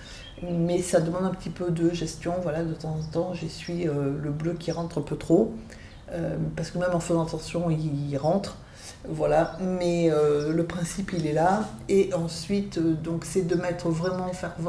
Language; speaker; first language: French; native; French